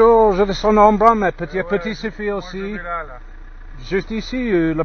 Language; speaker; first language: French; non-native, learner; English